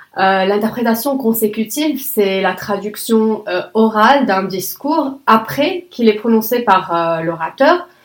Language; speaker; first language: French; non-native, local second language; Arabic